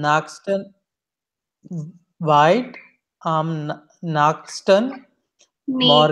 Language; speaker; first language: German; non-native, learner; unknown